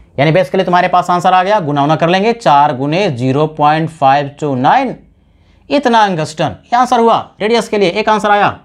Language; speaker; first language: Hindi; native; Hindi